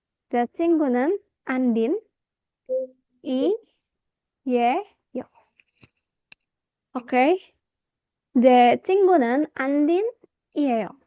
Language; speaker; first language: Korean; non-native, fluent; Indonesian